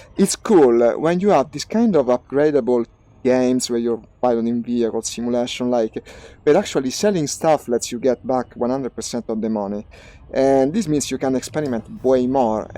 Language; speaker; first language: English; non-native, fluent; Italian